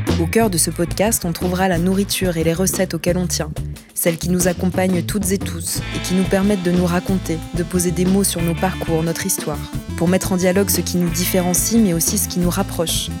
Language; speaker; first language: French; native; French